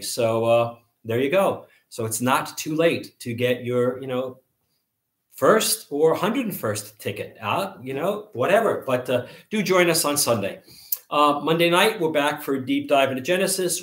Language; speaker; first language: English; native; English